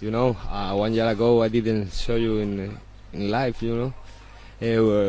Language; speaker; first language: English; non-native, learner; Spanish